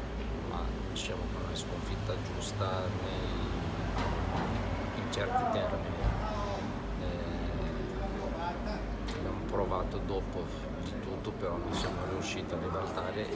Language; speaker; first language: Italian; non-native, fluent; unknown